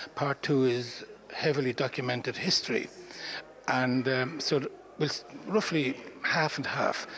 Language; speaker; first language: English; native; English